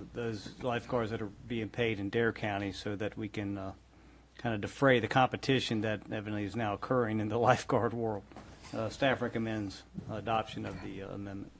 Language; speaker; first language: English; native; English